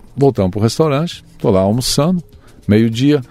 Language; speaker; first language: Portuguese; native; Portuguese